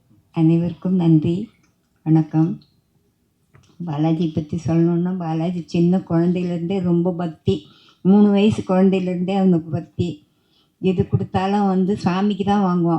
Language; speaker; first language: Tamil; native; Tamil